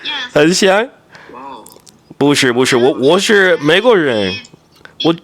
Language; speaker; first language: Chinese; non-native, learner; English